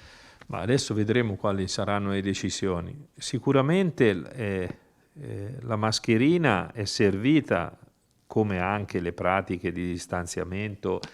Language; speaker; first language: Italian; native; Italian